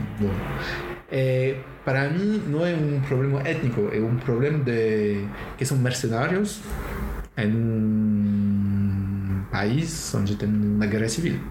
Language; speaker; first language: Portuguese; non-native, learner; French